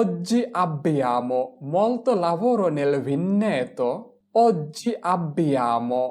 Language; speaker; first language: Italian; non-native, fluent; Bangla